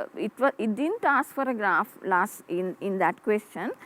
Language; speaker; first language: English; non-native, local second language; Sinhala